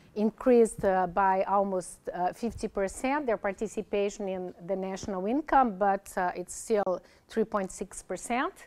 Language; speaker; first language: English; non-native, fluent; Portuguese